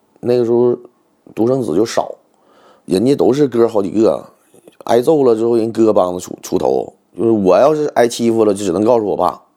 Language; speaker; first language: Chinese; native; Chinese